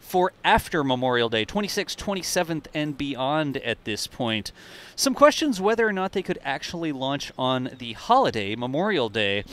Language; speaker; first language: English; native; English